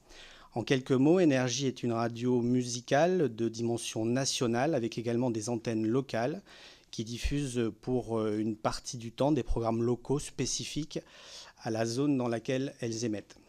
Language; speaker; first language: French; native; French